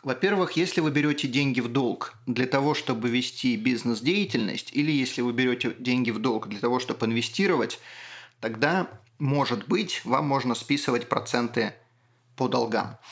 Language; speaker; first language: Russian; native; Russian